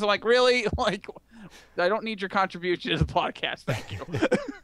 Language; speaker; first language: English; native; English